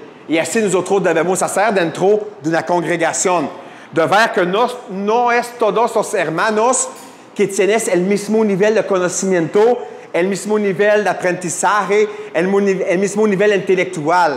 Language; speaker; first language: Spanish; non-native, fluent; French